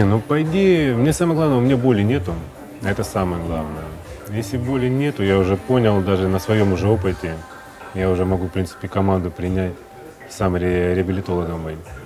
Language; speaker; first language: Russian; native; Russian